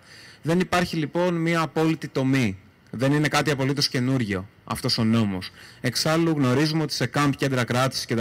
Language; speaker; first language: Greek; native; Greek